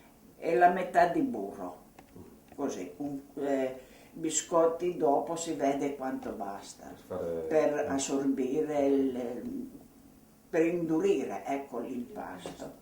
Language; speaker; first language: Italian; non-native, local second language; Slovenian